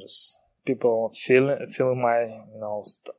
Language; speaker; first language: English; non-native, learner; Kazakh